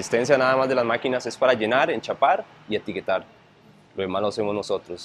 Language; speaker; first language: Spanish; native; Spanish